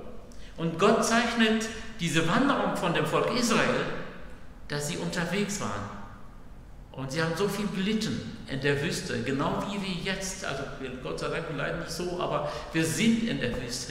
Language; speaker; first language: German; non-native, fluent; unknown